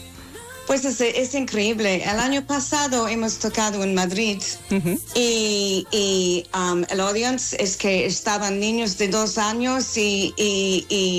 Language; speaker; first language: Spanish; non-native, fluent; English